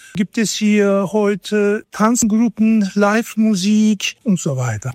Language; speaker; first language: German; non-native, fluent; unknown